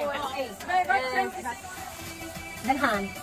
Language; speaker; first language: Swedish; non-native, learner; Filipino